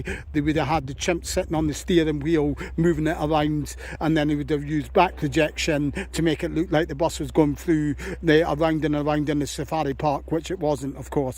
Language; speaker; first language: English; native; English